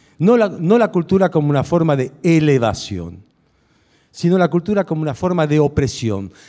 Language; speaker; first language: Spanish; early bilingual, other home language; Hungarian